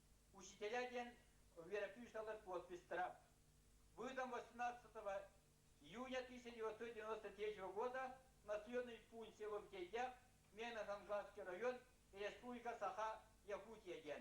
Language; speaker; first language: Russian; non-native, local second language; Yakut